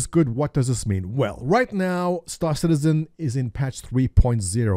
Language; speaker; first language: English; native; English